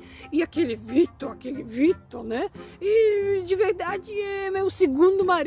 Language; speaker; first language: Portuguese; non-native, fluent; Polish